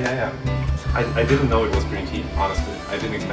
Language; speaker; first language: English; non-native, fluent; German